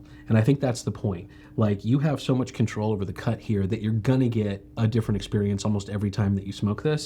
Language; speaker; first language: English; native; English